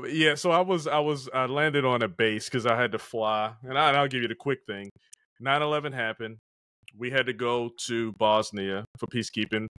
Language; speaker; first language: English; native; English